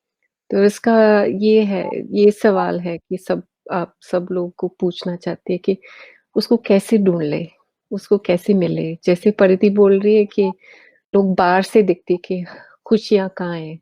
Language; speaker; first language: Hindi; early bilingual, heritage; Hindi